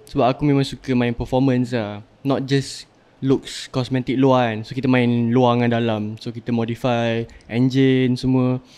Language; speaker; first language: Malay; native; Malay